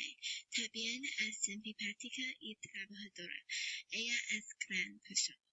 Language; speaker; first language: Spanish; non-native, learner; English